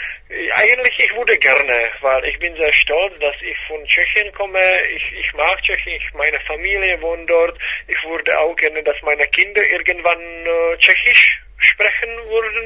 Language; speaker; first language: German; non-native, fluent; Czech